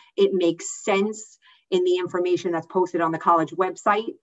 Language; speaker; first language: English; native; English